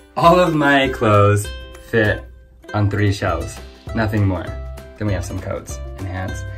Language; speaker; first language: English; native; English